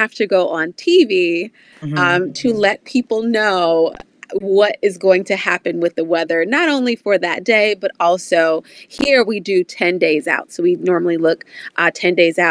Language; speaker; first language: English; native; English